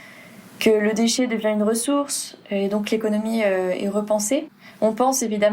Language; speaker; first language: French; native; French